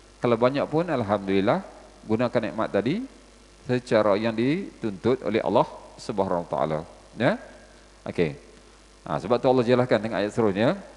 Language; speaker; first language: Malay; native; Malay